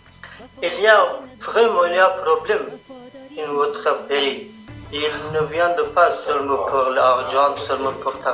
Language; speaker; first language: French; non-native, learner; Persian